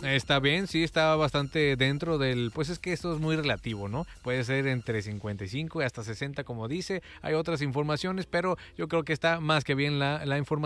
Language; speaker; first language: Spanish; native; Spanish